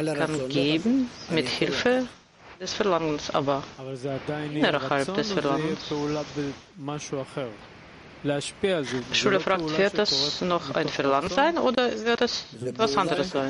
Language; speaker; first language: German; non-native, fluent; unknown